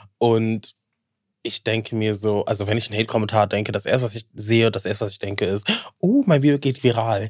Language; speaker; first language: German; native; German